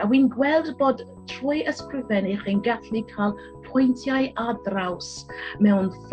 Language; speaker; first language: Welsh; non-native, learner; English